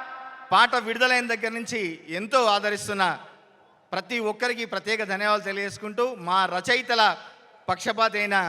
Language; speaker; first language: Telugu; native; Telugu